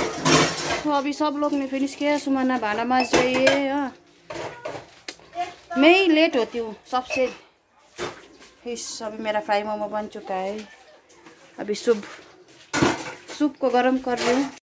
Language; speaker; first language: Hindi; non-native, local second language; Nepali